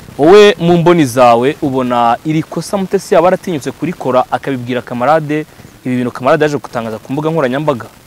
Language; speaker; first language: Kinyarwanda; native; Kinyarwanda